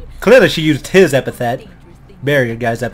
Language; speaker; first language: English; native; English